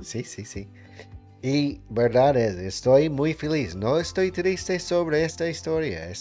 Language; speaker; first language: Spanish; non-native, learner; English